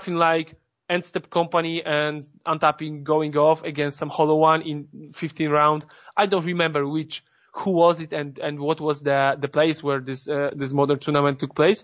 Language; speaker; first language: English; non-native, fluent; Polish